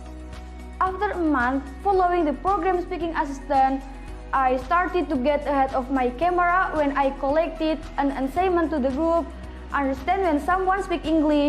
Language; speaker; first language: English; non-native, learner; Indonesian